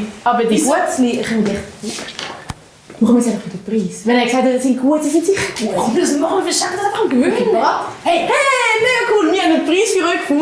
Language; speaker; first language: German; native; German